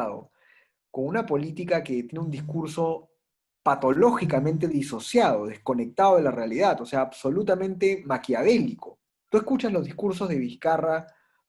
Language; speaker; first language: Spanish; native; Spanish